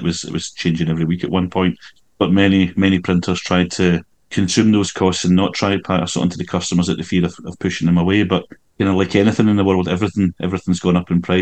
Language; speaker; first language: English; native; English